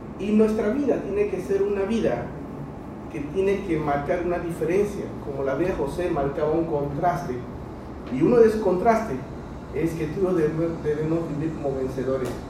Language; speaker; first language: Spanish; early bilingual, other home language; Chinese